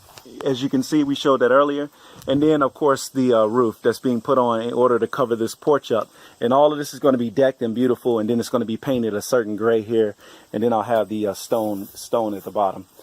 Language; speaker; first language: English; native; English